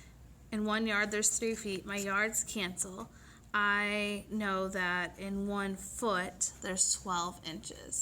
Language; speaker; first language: English; native; English